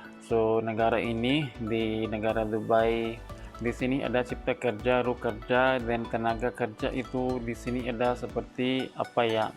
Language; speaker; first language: Indonesian; non-native, learner; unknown